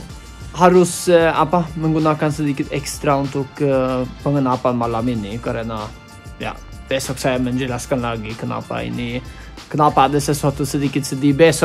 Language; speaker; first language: Indonesian; non-native, fluent; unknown